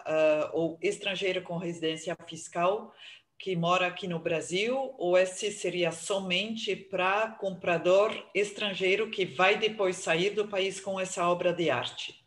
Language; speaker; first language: Portuguese; non-native, fluent; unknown